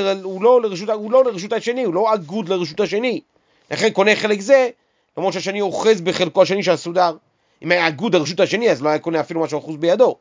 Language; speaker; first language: Hebrew; native; Hebrew